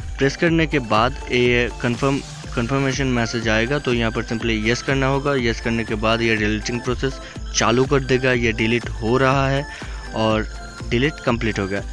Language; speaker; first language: Hindi; non-native, local second language; Bangla